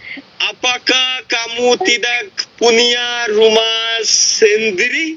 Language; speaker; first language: Indonesian; non-native, learner; Bangla